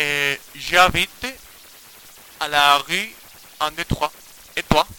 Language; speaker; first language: French; non-native, learner; Spanish